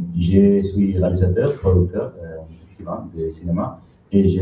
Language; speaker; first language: French; non-native, learner; Spanish